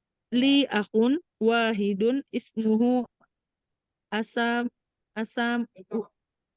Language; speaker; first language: Arabic; non-native, learner; Indonesian